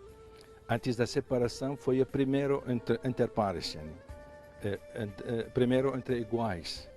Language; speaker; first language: Portuguese; non-native, fluent; Arabic